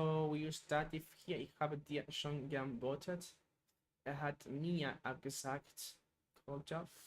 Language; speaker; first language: German; non-native, learner; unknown